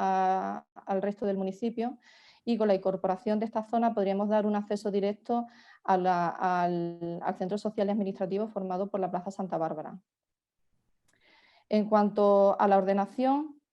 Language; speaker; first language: Spanish; native; Spanish